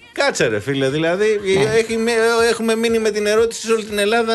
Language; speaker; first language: Greek; native; Greek